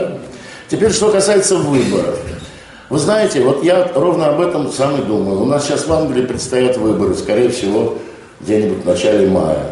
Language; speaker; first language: Russian; native; Russian